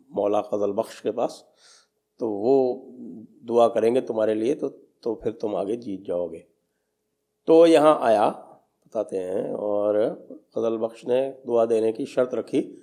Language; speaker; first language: Hindi; native; Hindi